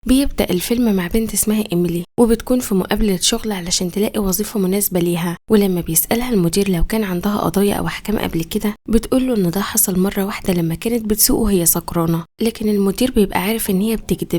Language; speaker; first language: Arabic; native; Arabic